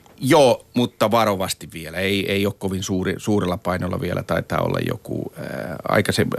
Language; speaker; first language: Finnish; native; Finnish